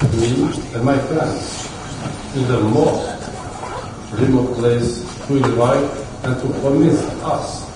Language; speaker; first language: English; non-native, fluent; Albanian